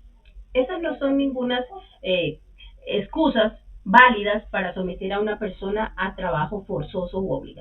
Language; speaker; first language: Spanish; native; Spanish